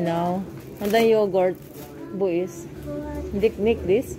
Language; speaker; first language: German; non-native, learner; Filipino